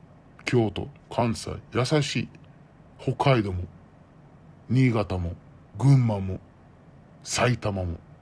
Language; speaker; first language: Japanese; non-native, learner; Arabic